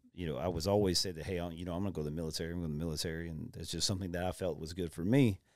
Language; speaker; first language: English; native; English